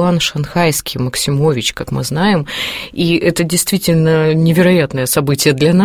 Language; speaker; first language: Russian; native; Russian